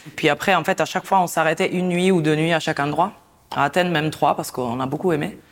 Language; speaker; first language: French; non-native, fluent; Italian